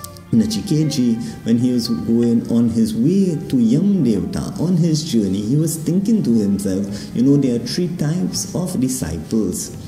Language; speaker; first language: English; native; English